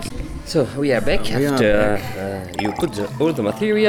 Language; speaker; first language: English; non-native, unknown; French